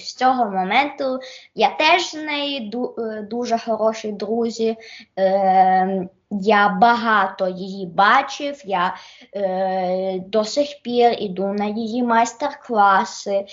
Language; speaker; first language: Ukrainian; early bilingual, heritage; Ukrainian